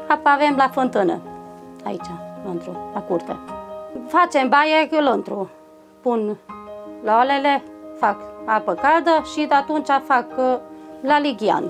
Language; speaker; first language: Romanian; non-native, local second language; Hungarian